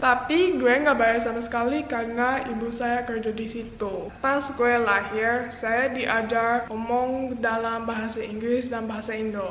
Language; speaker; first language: Indonesian; non-native, local second language; English